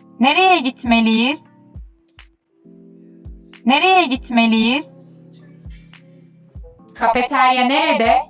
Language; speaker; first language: Turkish; non-native, fluent; Uzbek